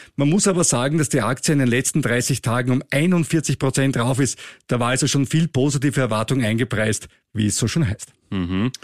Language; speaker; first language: German; native; German